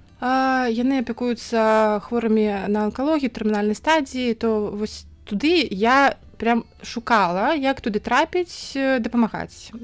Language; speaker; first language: Belarusian; native; Belarusian